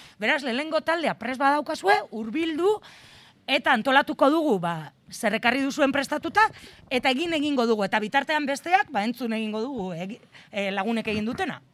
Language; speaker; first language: Basque; native; Basque